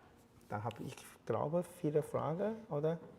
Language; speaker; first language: German; non-native, fluent; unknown